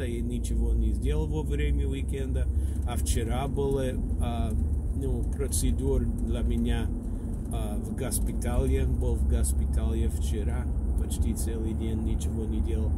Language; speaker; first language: Russian; non-native, learner; English